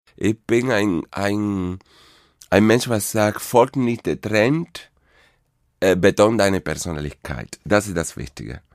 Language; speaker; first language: German; non-native, fluent; Spanish